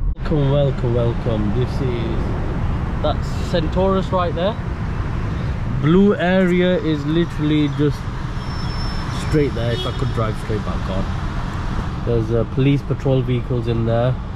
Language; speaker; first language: English; native; English